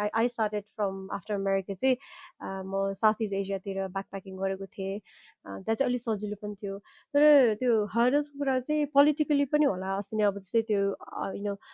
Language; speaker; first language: English; early bilingual, other home language; Nepali